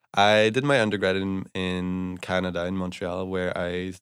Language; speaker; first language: English; non-native, fluent; French